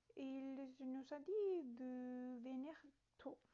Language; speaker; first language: French; non-native, learner; Italian